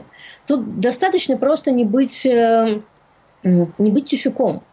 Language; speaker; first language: Russian; native; Russian